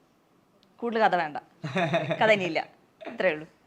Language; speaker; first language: Malayalam; native; Malayalam